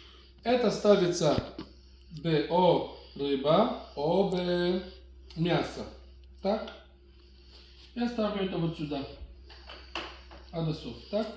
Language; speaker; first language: Russian; early bilingual, heritage; Russian